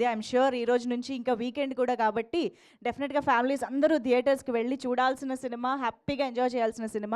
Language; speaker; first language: Telugu; native; Telugu